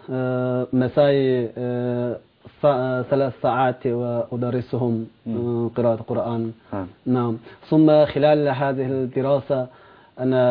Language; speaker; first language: Arabic; non-native, learner; Chinese